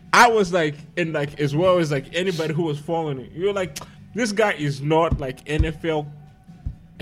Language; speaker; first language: English; native; English